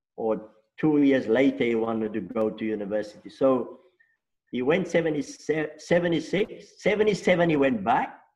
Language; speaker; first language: English; non-native, local second language; Afrikaans